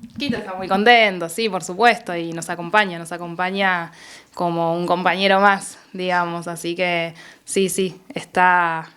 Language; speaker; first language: Spanish; native; Spanish